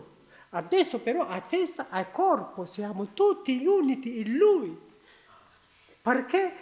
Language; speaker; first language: Italian; non-native, learner; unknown